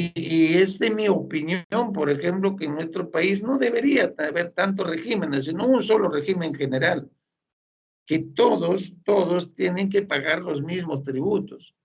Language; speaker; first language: Spanish; native; Spanish